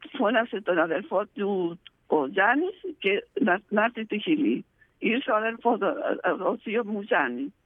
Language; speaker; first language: Greek; early bilingual, heritage; Greek